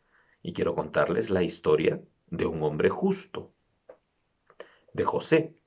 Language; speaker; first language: Spanish; native; Spanish